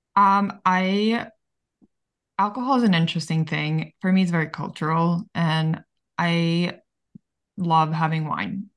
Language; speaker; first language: English; early bilingual, other home language; Bulgarian